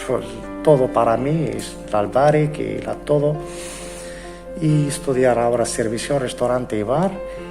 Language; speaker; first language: Spanish; non-native, learner; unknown